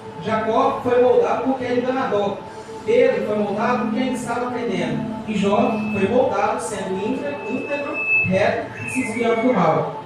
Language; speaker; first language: Portuguese; native; Portuguese